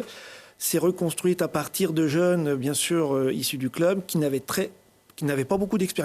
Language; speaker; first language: French; native; French